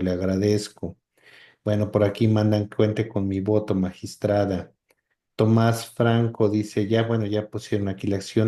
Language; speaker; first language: Spanish; native; Spanish